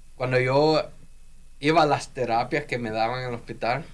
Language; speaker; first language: Spanish; native; Spanish